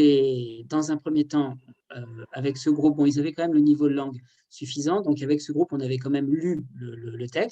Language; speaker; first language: French; native; French